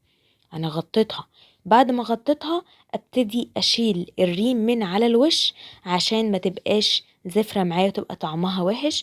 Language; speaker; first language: Arabic; native; Arabic